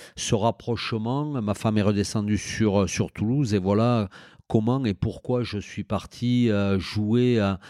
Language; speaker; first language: French; native; French